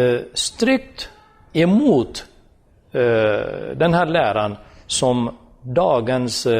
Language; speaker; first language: Swedish; non-native, fluent; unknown